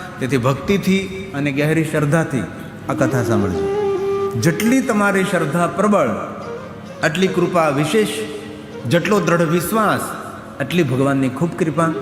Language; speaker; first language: Gujarati; native; Gujarati